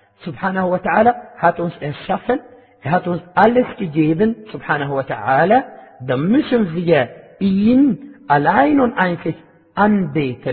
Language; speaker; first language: German; non-native, fluent; Arabic